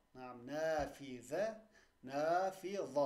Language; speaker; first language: Arabic; non-native, fluent; Turkish